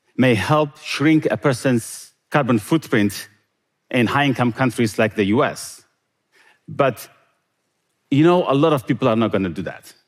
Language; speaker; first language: English; non-native, fluent; Tigrinya